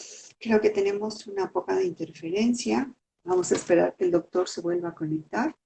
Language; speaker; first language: Spanish; native; Spanish